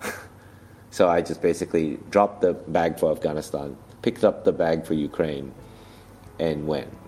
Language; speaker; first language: English; native; English